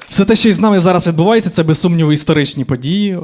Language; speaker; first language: Ukrainian; native; Ukrainian